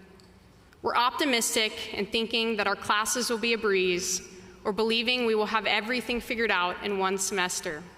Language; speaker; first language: English; native; English